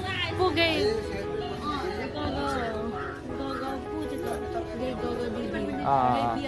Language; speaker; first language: Chinese; non-native, learner; Nepali